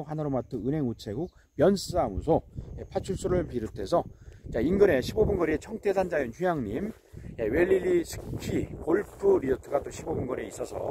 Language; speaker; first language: Korean; native; Korean